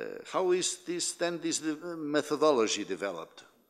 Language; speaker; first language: English; non-native, fluent; Spanish